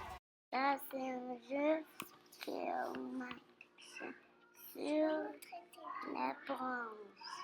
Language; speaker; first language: French; non-native, learner; Portuguese